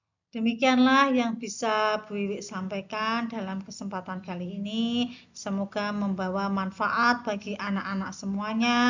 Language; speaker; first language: Indonesian; native; Indonesian